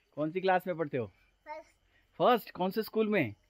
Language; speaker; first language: Hindi; native; Hindi